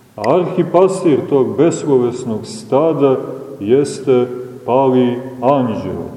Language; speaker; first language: Serbian; native; Serbian